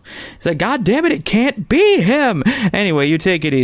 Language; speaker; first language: English; native; English